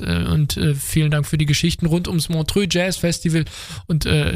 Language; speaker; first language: German; native; German